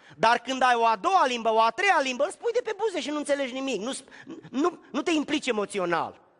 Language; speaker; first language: Romanian; native; Romanian